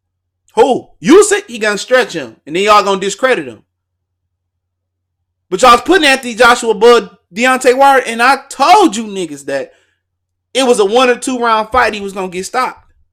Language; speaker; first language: English; native; English